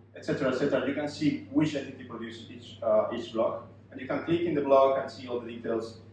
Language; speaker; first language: English; non-native, fluent; Spanish